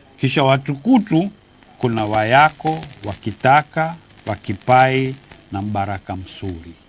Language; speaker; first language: Swahili; native; Swahili